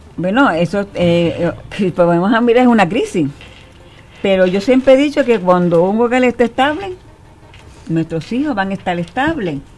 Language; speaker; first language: Spanish; early bilingual, heritage; Spanish